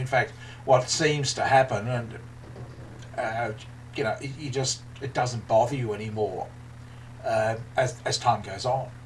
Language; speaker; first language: English; native; English